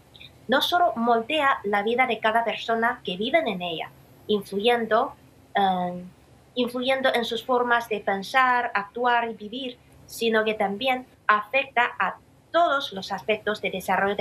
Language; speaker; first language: Spanish; non-native, fluent; Chinese